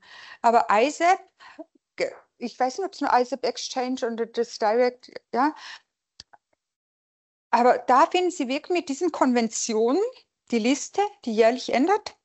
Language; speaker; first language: German; non-native, local second language; French